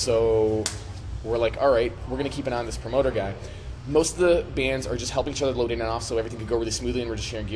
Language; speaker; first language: English; native; English